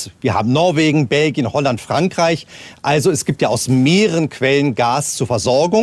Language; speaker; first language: German; native; German